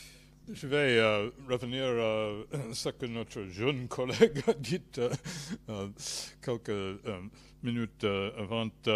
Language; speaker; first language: French; non-native, fluent; English